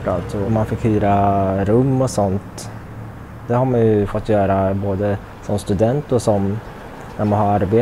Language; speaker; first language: Swedish; native; Swedish